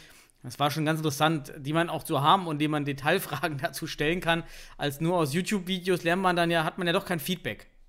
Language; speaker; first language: German; native; German